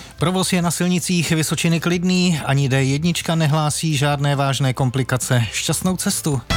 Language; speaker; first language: Czech; native; Czech